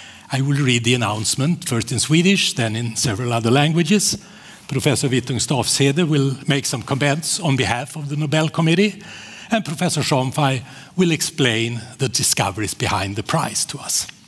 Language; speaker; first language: English; non-native, fluent; Swedish